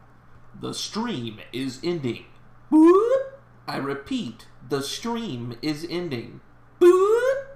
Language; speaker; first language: English; native; English